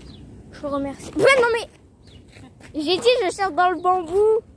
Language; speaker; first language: French; native; French